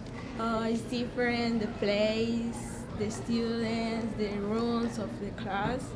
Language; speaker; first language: English; non-native, learner; Spanish